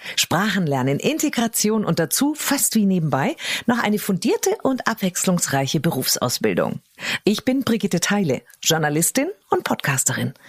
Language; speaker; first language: German; native; German